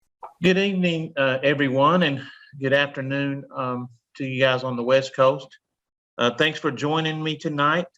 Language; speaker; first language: English; native; English